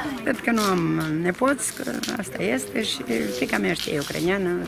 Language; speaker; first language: Romanian; non-native, local second language; Ukrainian